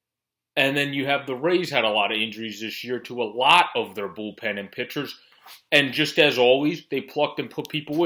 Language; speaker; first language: English; native; English